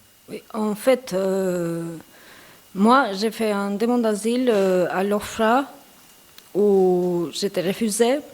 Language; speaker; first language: French; non-native, learner; Albanian